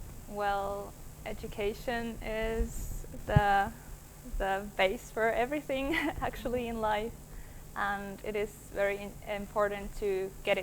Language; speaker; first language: English; non-native, fluent; Finnish